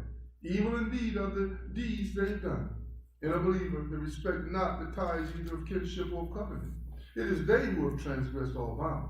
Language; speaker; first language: English; native; English